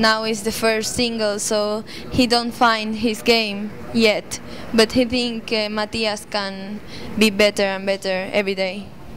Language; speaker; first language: English; non-native, fluent; Spanish